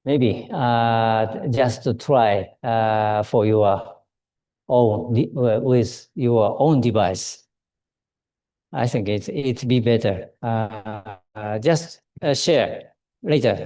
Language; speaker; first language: English; non-native, learner; Japanese